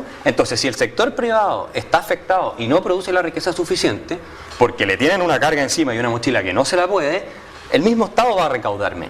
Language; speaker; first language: Spanish; native; Spanish